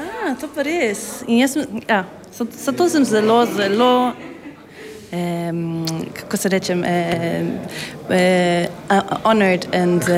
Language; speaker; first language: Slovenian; non-native, learner; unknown